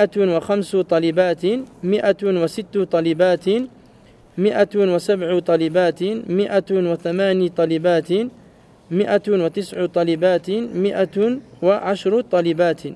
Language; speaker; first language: Arabic; non-native, fluent; French